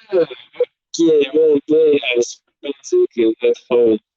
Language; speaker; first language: English; non-native, learner; Belarusian